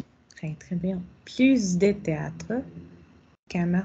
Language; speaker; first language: French; non-native, fluent; Spanish